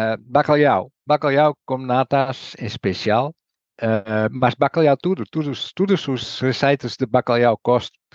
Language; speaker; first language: Portuguese; non-native, learner; Dutch